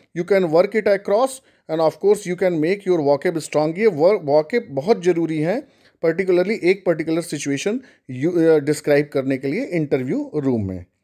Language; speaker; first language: Hindi; native; Hindi